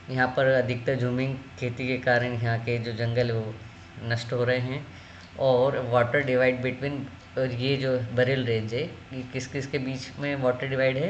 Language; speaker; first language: Hindi; native; Hindi